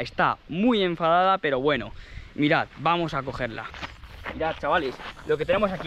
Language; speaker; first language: Spanish; native; Spanish